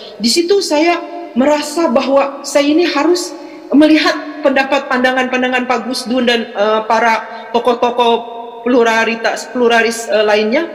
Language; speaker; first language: Indonesian; native; Indonesian